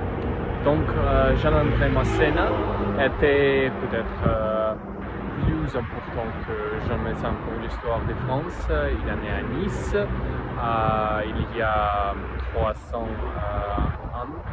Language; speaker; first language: French; non-native, learner; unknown